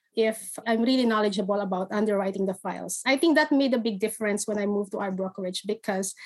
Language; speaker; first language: English; non-native, local second language; Filipino